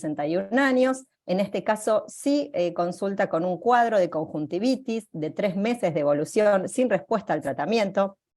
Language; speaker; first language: Spanish; native; Spanish